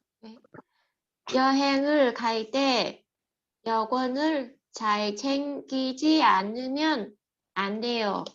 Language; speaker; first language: Korean; non-native, learner; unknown